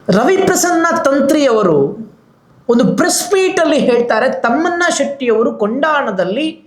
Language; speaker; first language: Kannada; non-native, local second language; Tulu